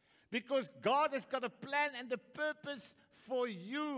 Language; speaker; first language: English; non-native, local second language; Afrikaans